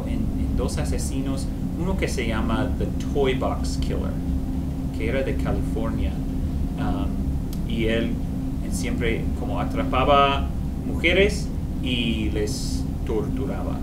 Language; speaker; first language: Spanish; non-native, fluent; English